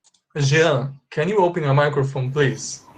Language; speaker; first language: English; non-native, fluent; Portuguese